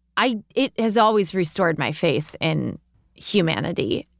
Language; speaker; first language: English; native; English